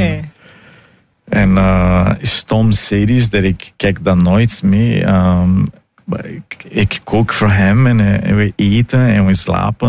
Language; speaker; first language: Dutch; non-native, learner; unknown